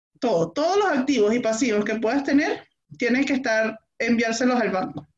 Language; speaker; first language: Spanish; native; Spanish